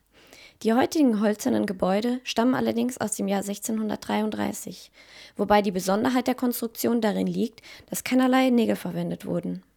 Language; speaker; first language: German; native; German